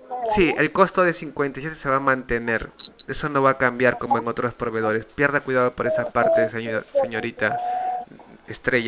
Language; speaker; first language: Spanish; native; Spanish